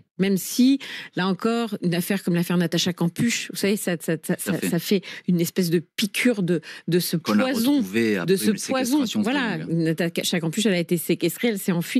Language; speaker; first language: French; native; French